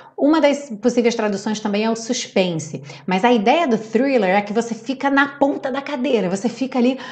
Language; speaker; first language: Portuguese; native; Portuguese